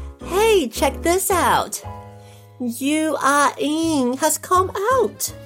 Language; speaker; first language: English; non-native, fluent; Chinese